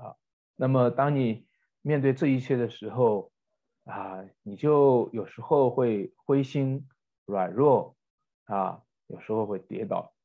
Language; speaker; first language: Chinese; native; Chinese